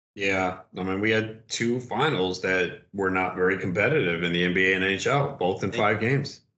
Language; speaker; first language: English; native; English